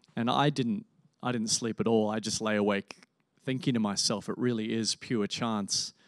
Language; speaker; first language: English; native; English